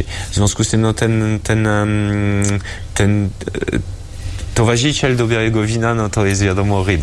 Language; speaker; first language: Polish; early bilingual, heritage; French